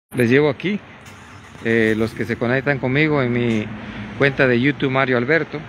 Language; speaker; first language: Spanish; native; Spanish